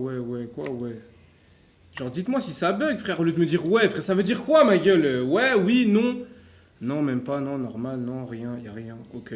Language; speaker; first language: French; native; French